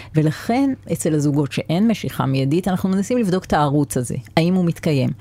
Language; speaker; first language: Hebrew; native; Hebrew